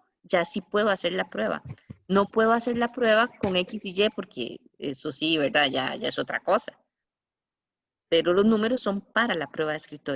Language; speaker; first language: Spanish; native; Spanish